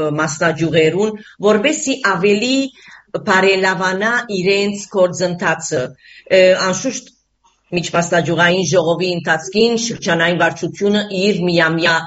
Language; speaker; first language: Armenian; early bilingual, heritage; Armenian